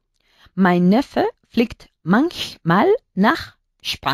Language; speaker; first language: German; non-native, learner; Spanish